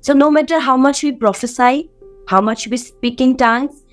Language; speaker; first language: English; non-native, local second language; Assamese